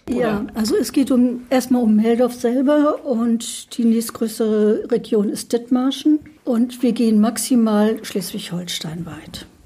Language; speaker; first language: German; native; German